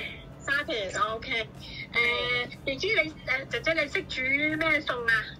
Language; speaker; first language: Cantonese; native; Cantonese